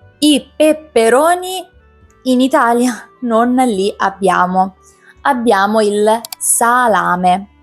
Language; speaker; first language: Italian; native; Italian